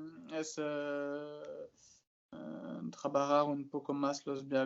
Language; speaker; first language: Spanish; non-native, fluent; French